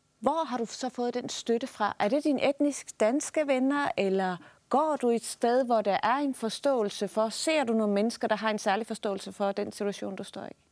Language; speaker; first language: Danish; early bilingual, other home language; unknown